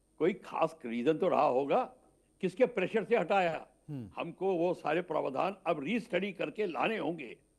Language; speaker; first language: Hindi; native; Hindi